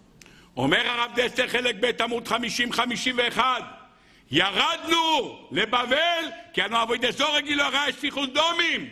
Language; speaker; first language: Hebrew; native; Hebrew